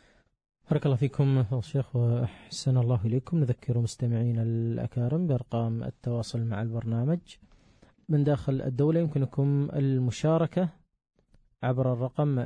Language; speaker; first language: Arabic; native; Arabic